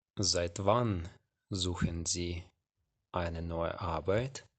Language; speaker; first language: German; non-native, fluent; Ukrainian